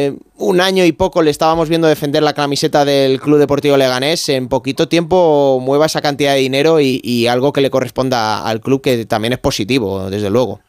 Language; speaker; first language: Spanish; native; Spanish